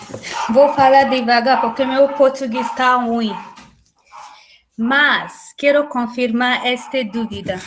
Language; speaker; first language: Portuguese; non-native, learner; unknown